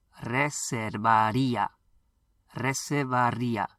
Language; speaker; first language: Spanish; non-native, fluent; English